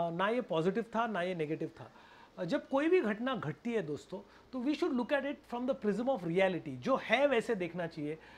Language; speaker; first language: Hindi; non-native, local second language; Marathi